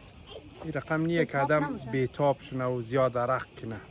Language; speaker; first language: Persian; native; Persian